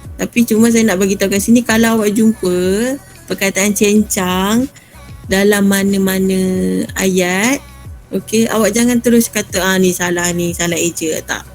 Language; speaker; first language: Malay; native; Malay